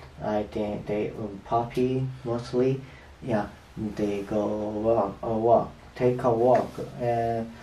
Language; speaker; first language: English; non-native, learner; Korean